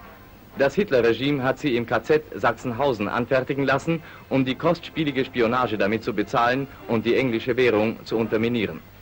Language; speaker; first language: German; native; German